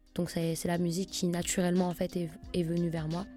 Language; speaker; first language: French; native; French